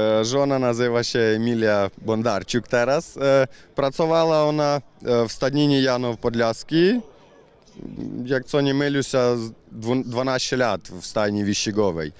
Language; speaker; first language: Polish; non-native, learner; Ukrainian